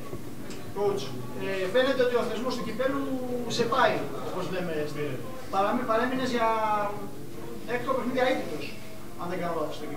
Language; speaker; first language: Greek; native; Greek